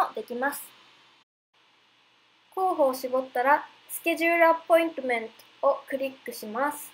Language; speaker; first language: Japanese; early bilingual, heritage; Japanese